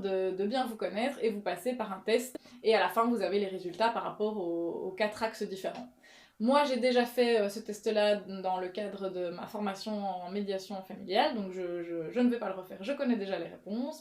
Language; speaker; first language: French; native; French